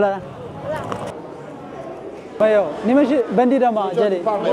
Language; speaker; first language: Chinese; non-native, learner; Amharic